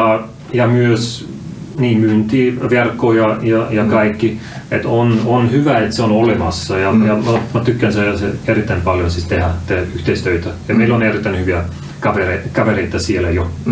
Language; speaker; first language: Finnish; non-native, fluent; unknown